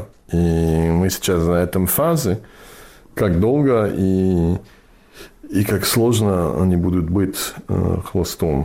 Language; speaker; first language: Russian; non-native, fluent; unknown